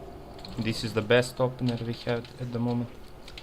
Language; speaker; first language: English; non-native, fluent; Serbian